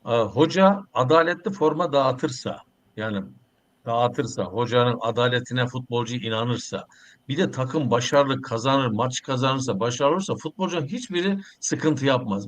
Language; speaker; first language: Turkish; native; Turkish